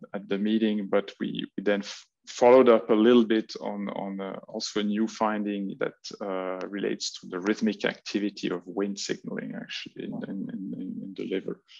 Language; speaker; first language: English; non-native, fluent; French